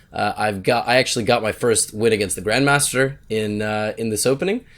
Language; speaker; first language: English; native; English